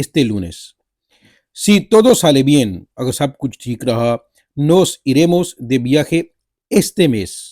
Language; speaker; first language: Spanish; non-native, fluent; Urdu